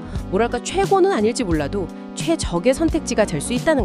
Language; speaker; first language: Korean; native; Korean